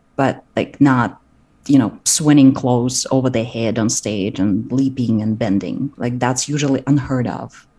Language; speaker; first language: English; non-native, fluent; Russian